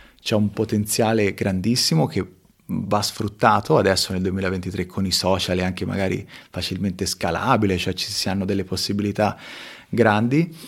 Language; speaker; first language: Italian; early bilingual, other home language; Spanish